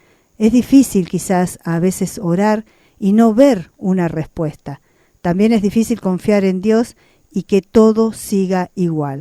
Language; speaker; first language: Spanish; native; Spanish